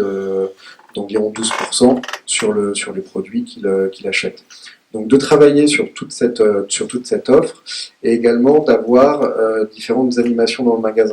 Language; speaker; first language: French; native; French